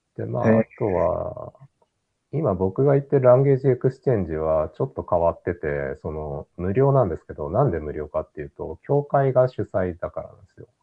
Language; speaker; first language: Japanese; native; Japanese